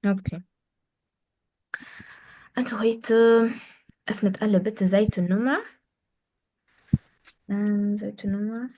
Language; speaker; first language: German; non-native, fluent; Arabic